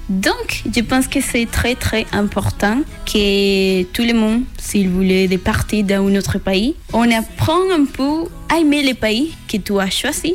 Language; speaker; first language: French; non-native, learner; Spanish